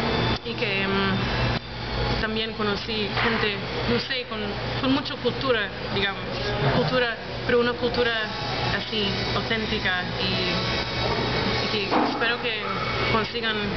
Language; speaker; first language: Spanish; non-native, fluent; English